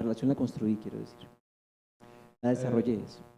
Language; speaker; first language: Spanish; native; Spanish